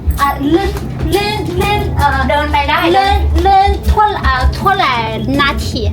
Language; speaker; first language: Thai; non-native, learner; Chinese